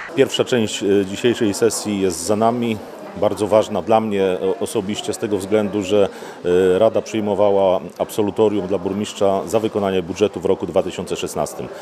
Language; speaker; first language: Polish; native; Polish